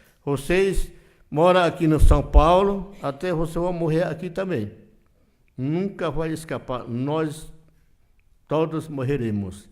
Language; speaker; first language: Portuguese; non-native, local second language; Yanomámi